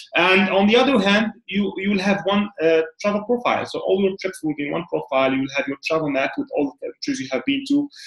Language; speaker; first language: English; non-native, fluent; Arabic